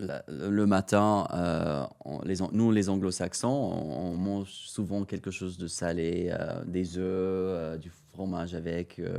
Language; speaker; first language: French; non-native, fluent; English